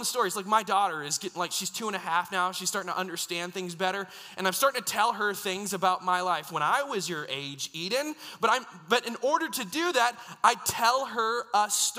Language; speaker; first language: English; native; English